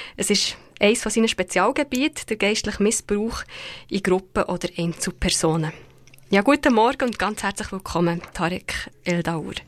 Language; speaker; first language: German; native; German